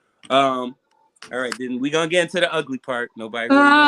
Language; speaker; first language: English; native; English